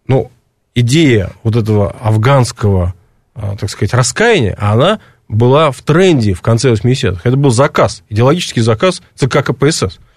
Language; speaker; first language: Russian; native; Russian